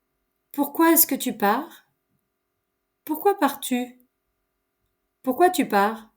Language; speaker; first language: French; native; French